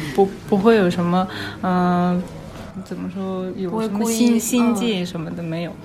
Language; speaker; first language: Chinese; non-native, fluent; Russian